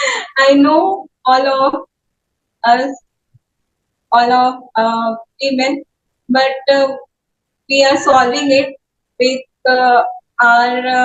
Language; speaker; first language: English; non-native, learner; Hindi